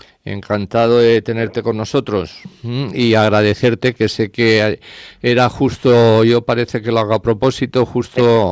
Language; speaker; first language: Spanish; native; Spanish